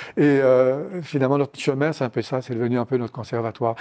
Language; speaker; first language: French; native; French